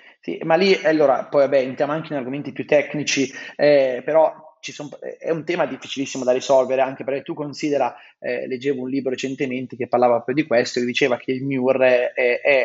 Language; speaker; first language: Italian; native; Italian